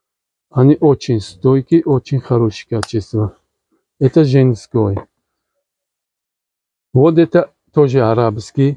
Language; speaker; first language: Russian; non-native, learner; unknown